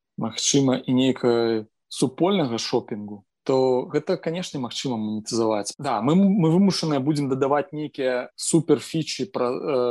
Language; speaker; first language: Belarusian; non-native, local second language; Russian